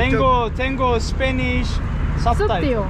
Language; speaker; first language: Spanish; non-native, learner; Turkish